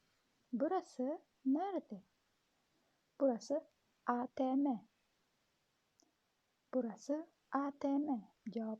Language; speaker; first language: Turkish; non-native, fluent; Indonesian